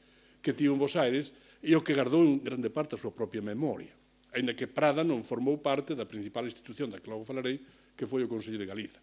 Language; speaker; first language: Galician; native; Galician